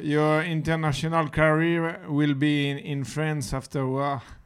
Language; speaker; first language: English; non-native, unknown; French